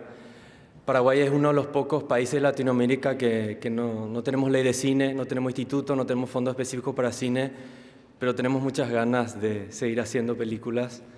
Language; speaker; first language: Spanish; native; Spanish